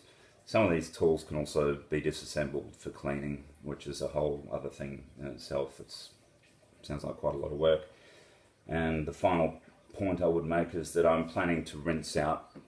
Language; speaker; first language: English; native; English